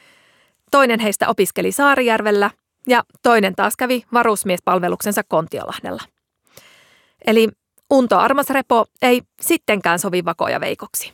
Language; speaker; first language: Finnish; native; Finnish